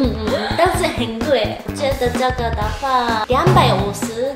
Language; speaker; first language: Chinese; non-native, learner; Japanese